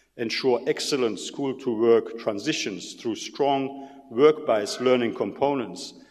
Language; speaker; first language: English; non-native, fluent; German